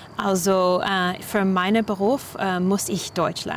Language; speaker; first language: German; non-native, learner; English